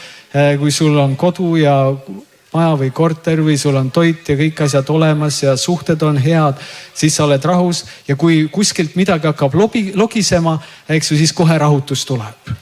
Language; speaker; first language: Estonian; native; Estonian